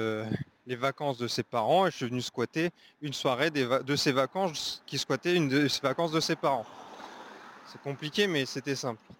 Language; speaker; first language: French; native; French